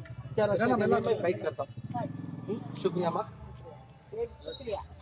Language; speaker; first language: Hindi; non-native, local second language; Telugu